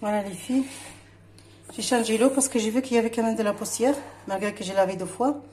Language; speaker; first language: French; non-native, local second language; Arabic